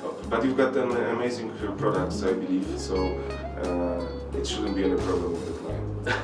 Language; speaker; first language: English; non-native, fluent; Polish